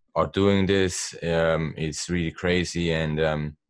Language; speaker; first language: English; non-native, learner; Swiss German